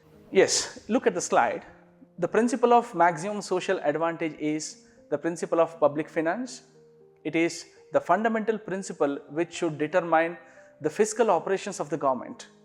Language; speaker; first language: English; non-native, local second language; Kannada